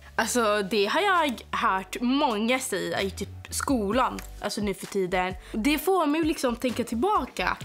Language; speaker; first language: Swedish; non-native, fluent; Arabic